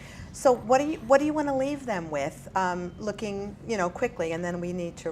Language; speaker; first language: English; native; English